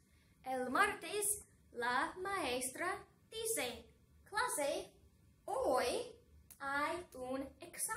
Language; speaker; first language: Spanish; non-native, fluent; English